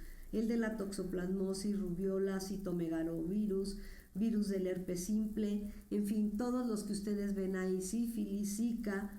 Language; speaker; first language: Spanish; native; Spanish